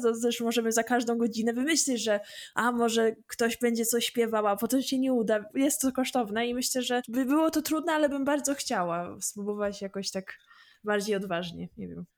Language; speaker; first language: Polish; early bilingual, heritage; English